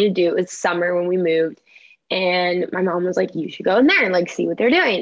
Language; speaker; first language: English; native; English